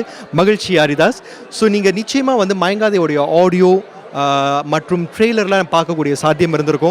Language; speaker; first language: Tamil; native; Tamil